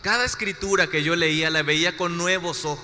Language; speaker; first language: Spanish; native; Spanish